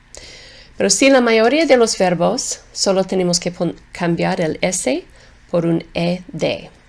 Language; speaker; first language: Spanish; non-native, fluent; English